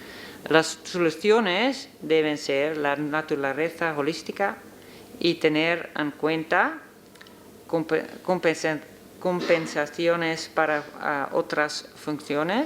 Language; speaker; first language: Spanish; non-native, learner; Dutch